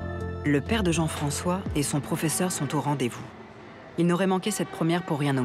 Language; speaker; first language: French; native; French